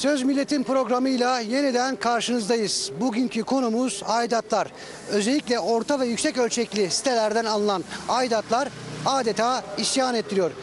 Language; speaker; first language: Turkish; native; Turkish